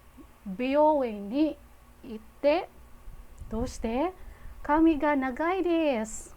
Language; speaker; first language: Japanese; non-native, fluent; Filipino